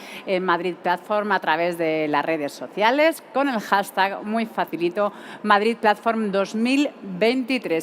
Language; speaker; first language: Spanish; native; Spanish